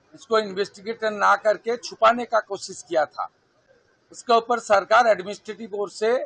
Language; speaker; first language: Hindi; non-native, local second language; Bangla